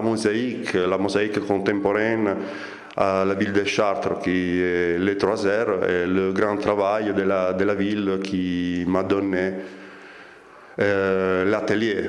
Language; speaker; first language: French; non-native, fluent; Italian